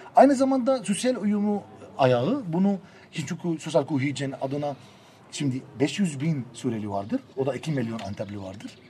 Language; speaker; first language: Turkish; non-native, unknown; Arabic